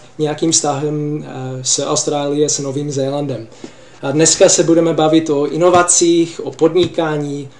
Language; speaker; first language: Czech; non-native, fluent; English